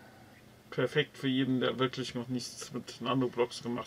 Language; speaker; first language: German; native; German